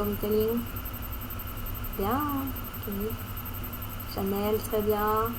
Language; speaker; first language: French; non-native, fluent; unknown